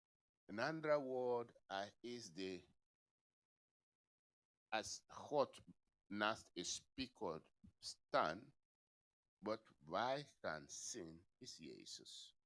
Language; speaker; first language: Dutch; non-native, fluent; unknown